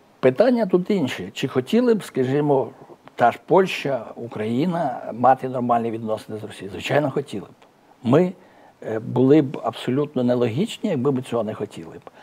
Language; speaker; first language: Ukrainian; native; Ukrainian